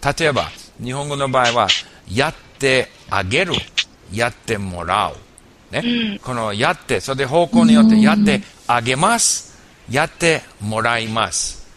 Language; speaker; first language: Japanese; non-native, fluent; English